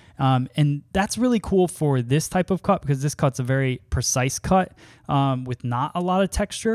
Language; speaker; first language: English; native; English